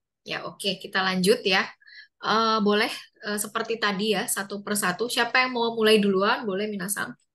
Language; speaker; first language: Indonesian; native; Indonesian